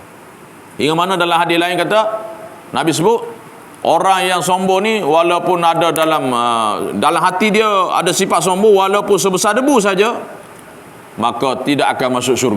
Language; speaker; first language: Malay; native; Malay